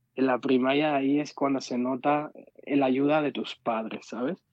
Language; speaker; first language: Spanish; early bilingual, other home language; Arabic